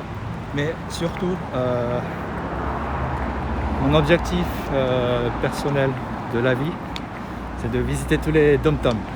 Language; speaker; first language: French; non-native, learner; Japanese